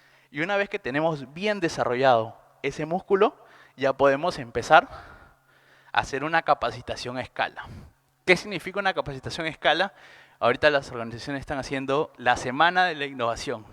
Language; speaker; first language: Spanish; native; Spanish